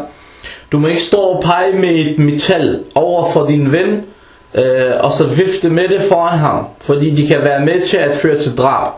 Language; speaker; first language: Danish; early bilingual, other home language; Arabic